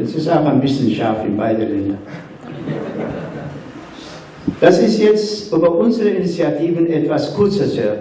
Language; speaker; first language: German; non-native, fluent; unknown